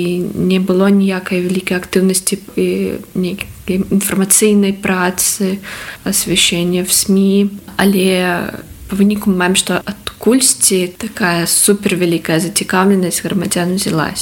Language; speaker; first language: Belarusian; native; Belarusian